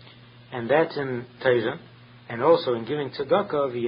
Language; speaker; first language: English; native; English